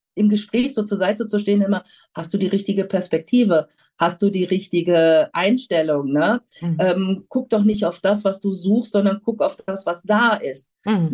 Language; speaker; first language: German; native; German